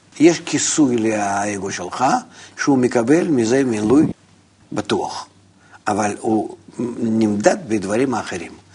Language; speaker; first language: Hebrew; non-native, fluent; Russian